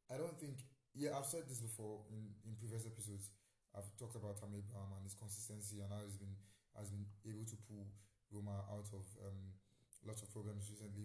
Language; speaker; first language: English; non-native, local second language; Yoruba